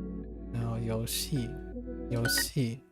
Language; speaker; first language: Chinese; non-native, learner; English